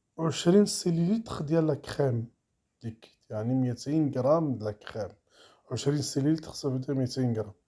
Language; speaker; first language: Arabic; native; Arabic